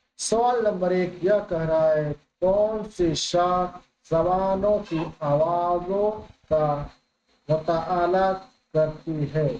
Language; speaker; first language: Hindi; native; Hindi